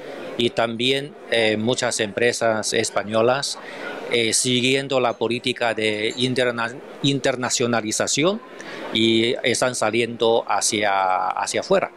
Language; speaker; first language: Spanish; non-native, fluent; Chinese